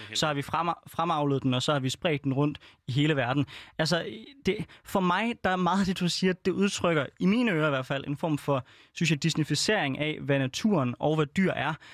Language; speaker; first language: Danish; native; Danish